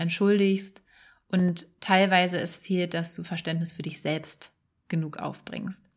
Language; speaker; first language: German; native; German